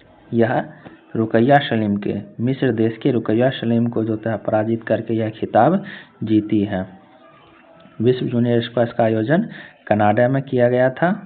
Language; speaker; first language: Hindi; native; Hindi